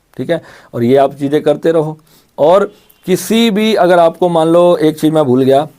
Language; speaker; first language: Hindi; native; Hindi